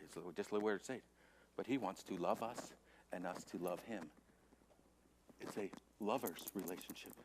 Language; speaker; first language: English; native; English